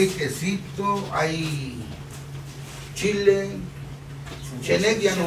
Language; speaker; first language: Spanish; native; Spanish